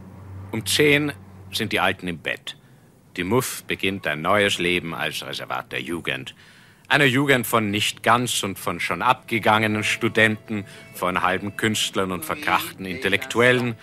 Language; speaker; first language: German; native; German